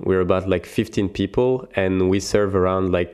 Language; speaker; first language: English; non-native, fluent; French